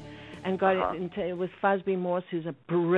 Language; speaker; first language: English; native; English